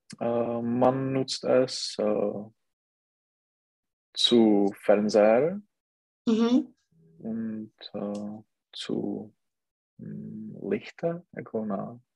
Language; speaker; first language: German; non-native, learner; Czech